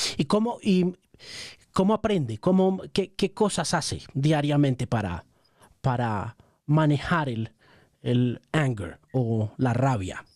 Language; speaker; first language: Spanish; native; Spanish